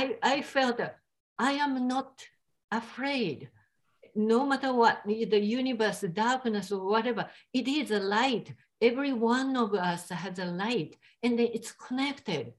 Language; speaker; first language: English; non-native, fluent; Japanese